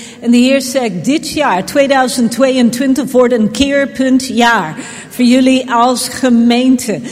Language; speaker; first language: Dutch; non-native, fluent; English